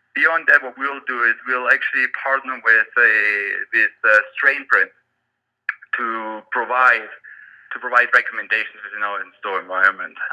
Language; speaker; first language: English; non-native, fluent; German